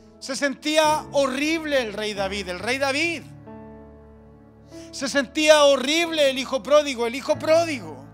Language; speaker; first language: Spanish; native; Spanish